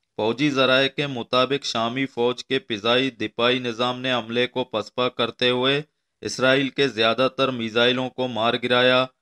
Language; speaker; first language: Urdu; non-native, local second language; Baluchi